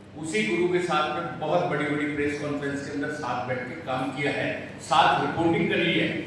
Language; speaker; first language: Hindi; native; Hindi